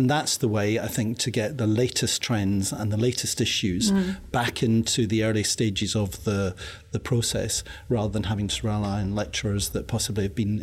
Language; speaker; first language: English; native; English